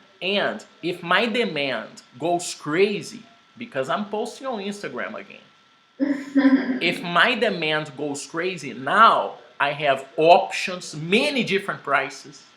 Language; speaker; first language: English; non-native, fluent; Portuguese